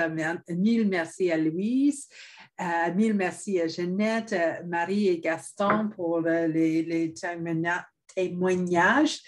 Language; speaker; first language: French; non-native, fluent; English